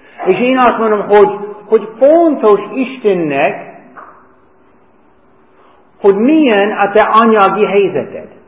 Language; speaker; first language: Hungarian; non-native, learner; English